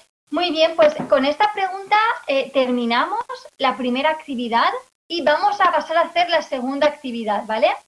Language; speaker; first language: Spanish; native; Spanish